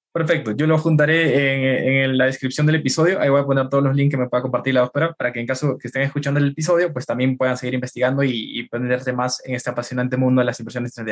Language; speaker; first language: Spanish; native; Spanish